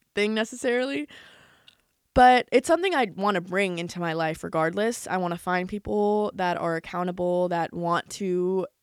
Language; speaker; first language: English; native; English